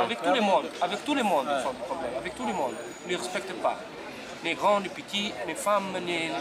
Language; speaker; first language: French; non-native, learner; Arabic